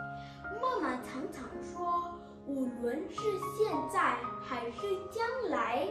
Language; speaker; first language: Chinese; early bilingual, heritage; Chinese